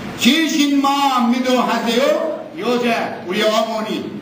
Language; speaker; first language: Korean; non-native, learner; Arabic